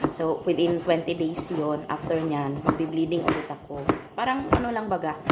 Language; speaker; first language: Filipino; non-native, local second language; Cebuano